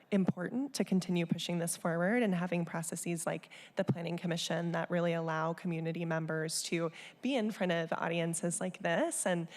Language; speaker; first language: English; native; English